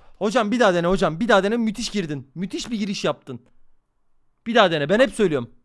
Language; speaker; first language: Turkish; native; Turkish